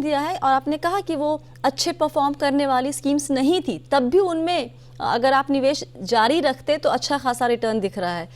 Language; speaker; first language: Hindi; native; Hindi